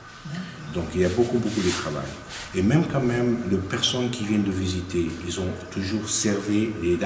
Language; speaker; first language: French; non-native, fluent; Arabic